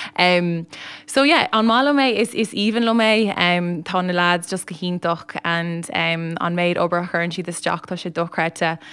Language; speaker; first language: Irish; non-native, local second language; English